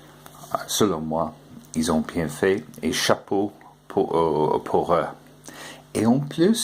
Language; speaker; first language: French; non-native, fluent; English